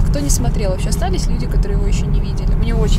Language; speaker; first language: Russian; native; Russian